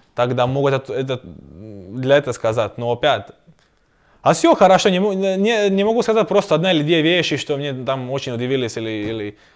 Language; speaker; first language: Russian; non-native, learner; Croatian